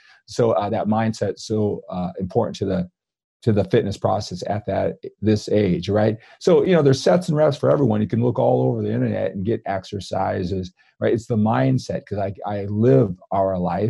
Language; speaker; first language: English; native; English